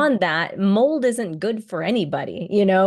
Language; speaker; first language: English; native; English